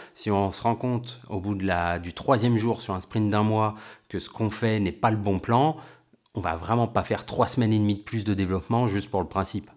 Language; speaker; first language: French; native; French